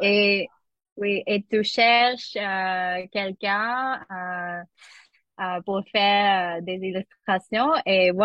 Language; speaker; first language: French; non-native, learner; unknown